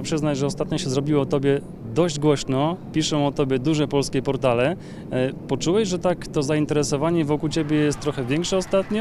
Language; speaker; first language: Polish; native; Polish